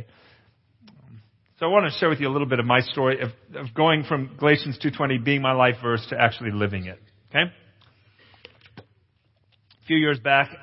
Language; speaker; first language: English; native; English